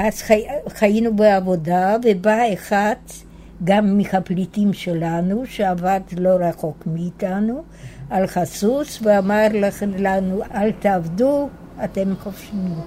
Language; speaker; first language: Hebrew; non-native, fluent; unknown